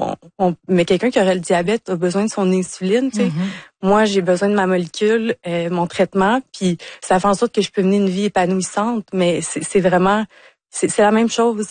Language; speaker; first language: French; native; French